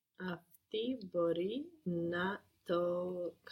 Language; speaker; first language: Greek; non-native, learner; English